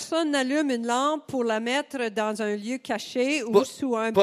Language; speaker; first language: French; native; French